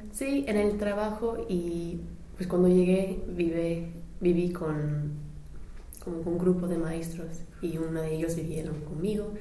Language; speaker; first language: Spanish; non-native, fluent; English